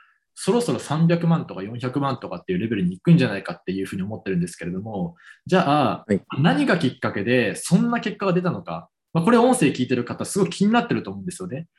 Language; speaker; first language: Japanese; native; Japanese